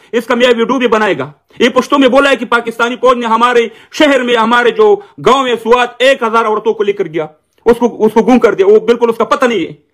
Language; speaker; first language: Urdu; non-native, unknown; Pashto